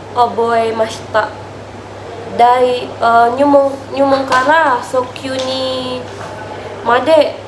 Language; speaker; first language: Japanese; non-native, learner; Indonesian